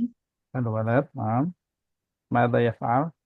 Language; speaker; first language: Arabic; non-native, fluent; Indonesian